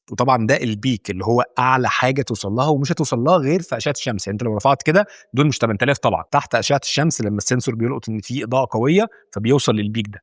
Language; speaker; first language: Arabic; native; Arabic